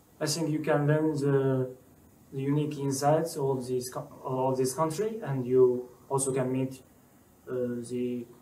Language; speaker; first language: English; non-native, learner; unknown